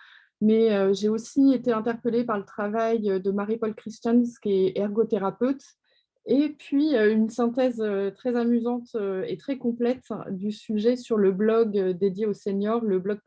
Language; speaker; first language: French; native; French